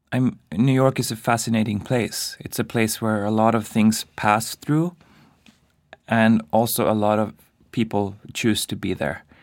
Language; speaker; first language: English; non-native, fluent; Swedish